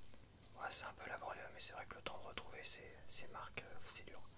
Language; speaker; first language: French; native; French